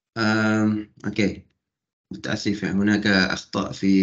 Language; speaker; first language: Arabic; non-native, fluent; Malay